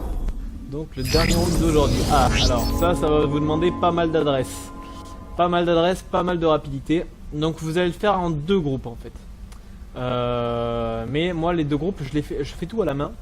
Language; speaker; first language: French; native; French